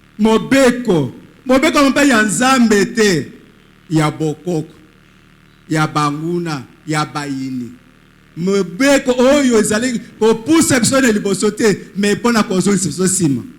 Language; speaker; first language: Lingala; native; Lingala